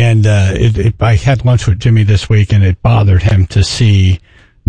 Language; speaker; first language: English; native; English